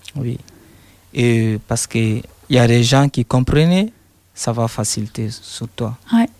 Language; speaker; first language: French; non-native, learner; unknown